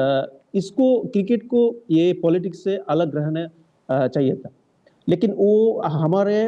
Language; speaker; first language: Hindi; non-native, learner; Bangla